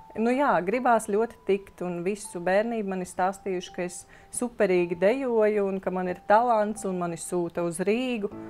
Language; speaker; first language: Latvian; native; Latvian